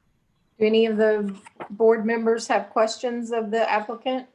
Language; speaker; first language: English; native; English